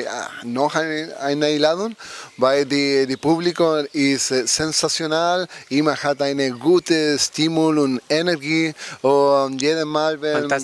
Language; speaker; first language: German; non-native, learner; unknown